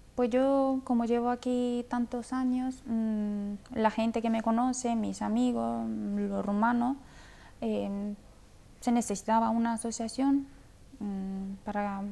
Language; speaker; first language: Spanish; non-native, fluent; Romanian